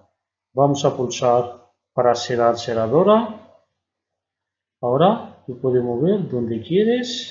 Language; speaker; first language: Spanish; non-native, learner; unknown